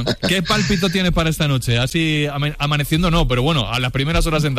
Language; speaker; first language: Spanish; native; Spanish